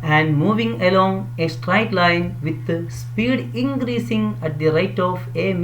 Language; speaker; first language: English; non-native, local second language; Malayalam